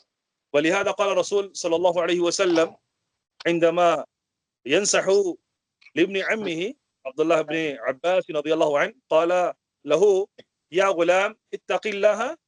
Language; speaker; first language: Arabic; non-native, fluent; Urdu